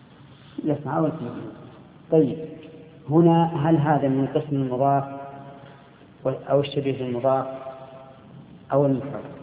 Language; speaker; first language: Arabic; native; Arabic